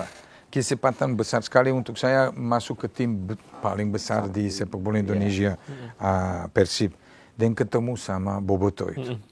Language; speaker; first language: Indonesian; non-native, fluent; Serbian